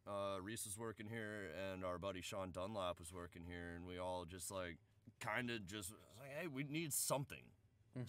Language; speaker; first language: English; native; English